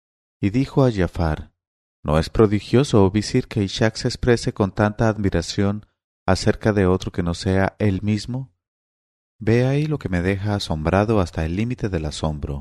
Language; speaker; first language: Spanish; native; Spanish